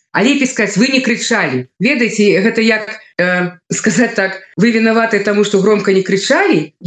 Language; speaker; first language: Belarusian; non-native, local second language; Russian